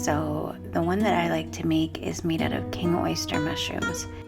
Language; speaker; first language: English; native; English